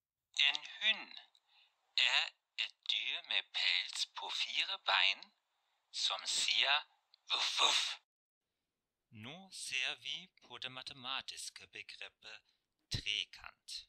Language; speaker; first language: Norwegian; non-native, fluent; German